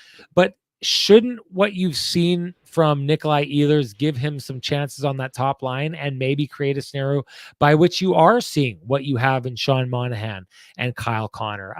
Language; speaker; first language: English; native; English